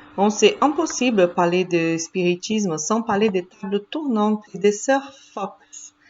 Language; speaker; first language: French; non-native, fluent; Portuguese